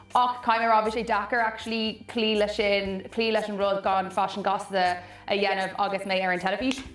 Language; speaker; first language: Irish; non-native, local second language; English